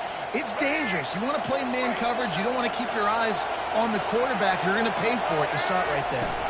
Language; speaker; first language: English; native; English